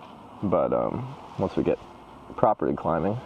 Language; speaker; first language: English; native; English